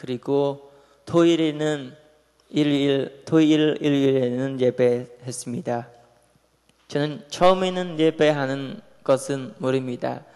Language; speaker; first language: Korean; non-native, learner; Khmer